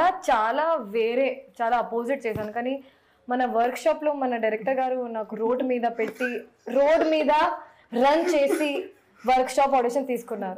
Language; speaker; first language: Telugu; non-native, fluent; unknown